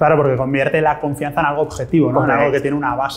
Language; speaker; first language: Spanish; native; Spanish